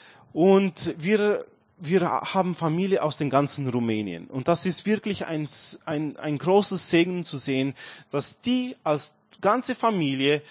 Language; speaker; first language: German; non-native, learner; Romanian